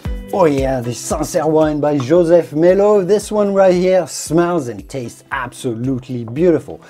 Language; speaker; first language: English; non-native, fluent; French